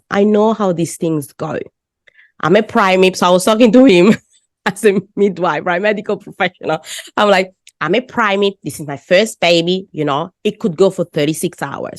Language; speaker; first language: English; non-native, fluent; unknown